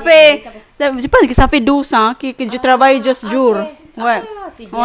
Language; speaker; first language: French; non-native, fluent; Filipino